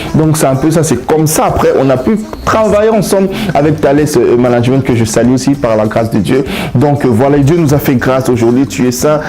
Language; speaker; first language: French; non-native, local second language; Lingala